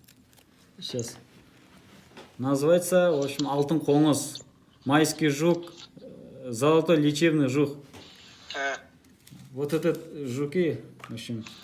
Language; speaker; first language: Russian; non-native, local second language; Kazakh